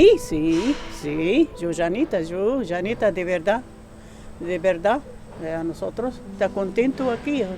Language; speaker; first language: Spanish; non-native, learner; Arabic